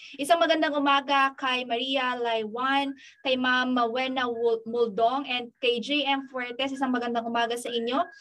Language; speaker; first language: Filipino; non-native, local second language; Pampanga